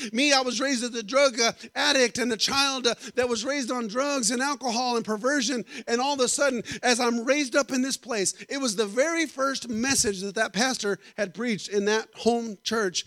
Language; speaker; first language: English; native; English